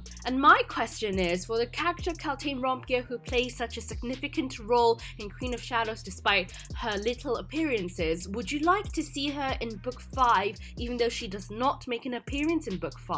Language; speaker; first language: English; non-native, local second language; Cantonese